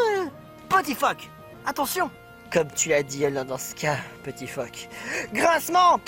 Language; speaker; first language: French; native; French